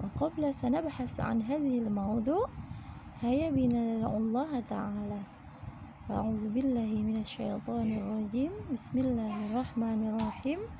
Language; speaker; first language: Arabic; non-native, fluent; Indonesian